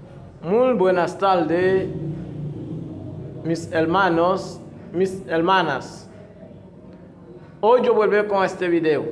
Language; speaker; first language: Spanish; non-native, fluent; Haitian Creole